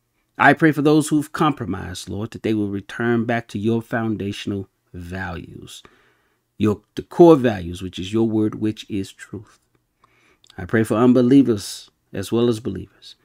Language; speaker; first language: English; native; English